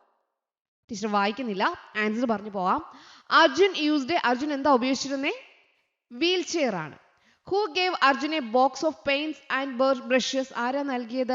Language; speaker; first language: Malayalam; native; Malayalam